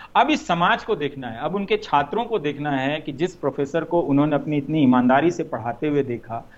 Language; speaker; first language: Hindi; native; Hindi